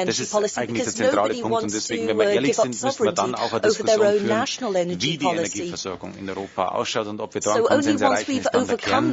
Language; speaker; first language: German; native; German